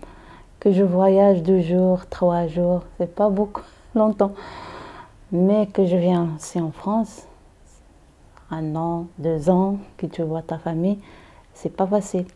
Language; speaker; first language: French; non-native, learner; Arabic